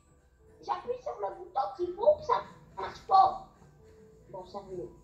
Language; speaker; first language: French; native; French